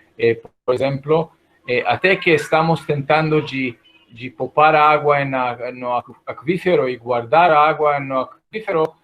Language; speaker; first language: Portuguese; non-native, fluent; Hebrew